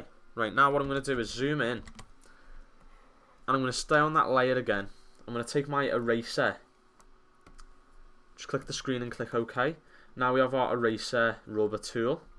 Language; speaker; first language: English; native; English